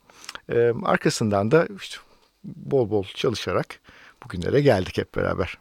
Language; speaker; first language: Turkish; native; Turkish